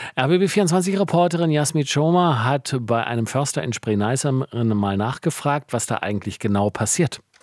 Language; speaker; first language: German; native; German